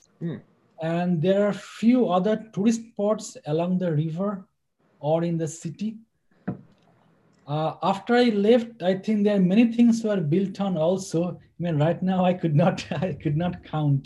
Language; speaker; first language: English; non-native, local second language; Bangla